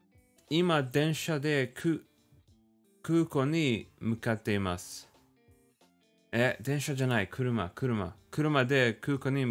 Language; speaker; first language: Japanese; non-native, learner; English